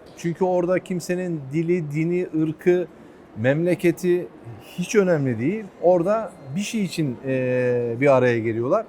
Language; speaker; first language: Turkish; native; Turkish